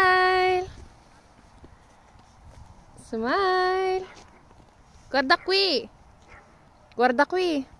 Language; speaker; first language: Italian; non-native, learner; Filipino